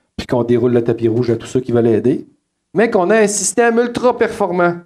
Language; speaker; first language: French; native; French